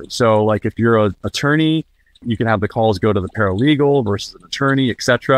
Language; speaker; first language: English; native; English